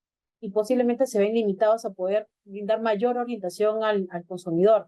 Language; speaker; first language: Spanish; native; Spanish